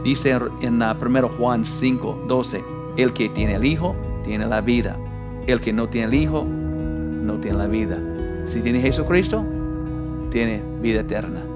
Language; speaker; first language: Spanish; non-native, fluent; English